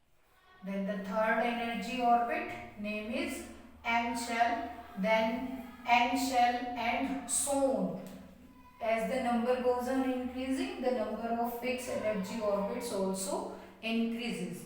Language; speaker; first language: English; non-native, local second language; Hindi